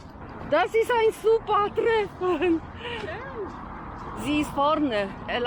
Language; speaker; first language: German; non-native, learner; Polish